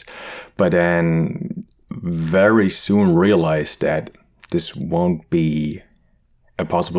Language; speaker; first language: English; non-native, fluent; German